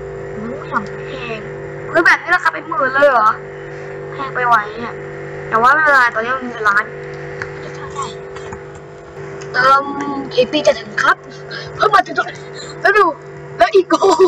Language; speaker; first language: Thai; native; Thai